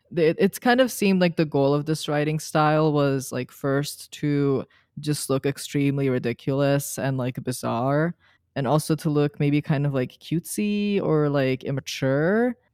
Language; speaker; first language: English; early bilingual, other home language; Serbian